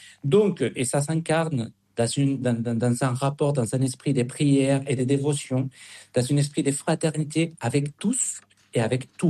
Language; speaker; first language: French; non-native, fluent; Spanish